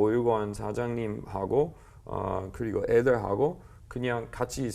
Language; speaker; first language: Korean; non-native, learner; English